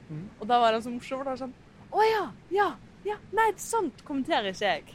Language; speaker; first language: Norwegian; native; Norwegian